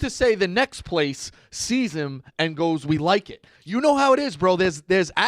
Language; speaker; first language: English; native; English